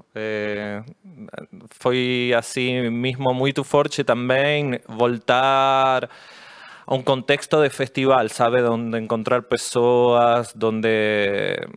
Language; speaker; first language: Portuguese; non-native, learner; Spanish